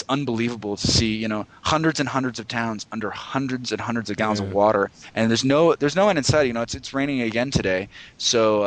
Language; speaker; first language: English; native; English